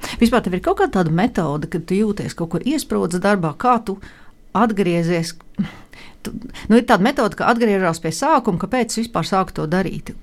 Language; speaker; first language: Latvian; native; Latvian